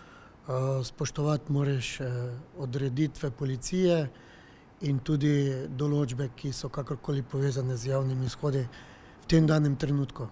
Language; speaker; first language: Slovenian; native; Slovenian